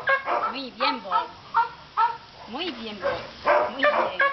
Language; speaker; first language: Spanish; native; Spanish